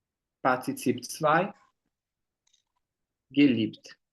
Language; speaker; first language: German; non-native, fluent; Portuguese